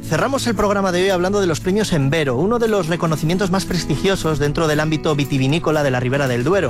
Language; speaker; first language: Spanish; native; Spanish